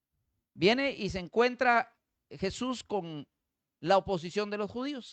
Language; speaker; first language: Spanish; native; Spanish